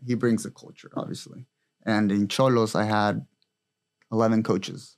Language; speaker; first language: English; early bilingual, other home language; Spanish